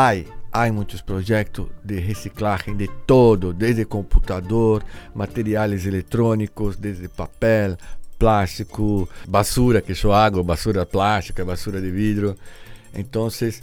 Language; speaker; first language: Spanish; non-native, learner; Portuguese